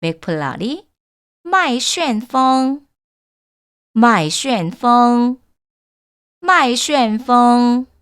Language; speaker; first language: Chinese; non-native, fluent; Korean